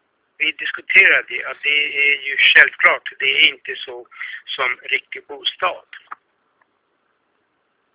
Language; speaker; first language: Swedish; non-native, fluent; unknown